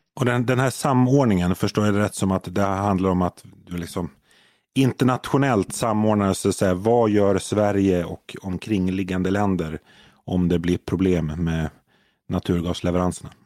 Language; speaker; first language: Swedish; native; Swedish